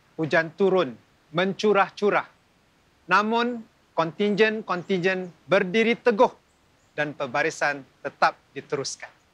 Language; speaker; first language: Malay; native; Malay